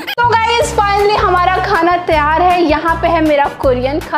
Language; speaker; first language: Hindi; native; Hindi